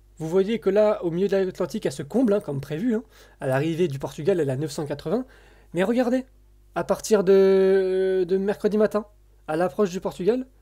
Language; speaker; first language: French; native; French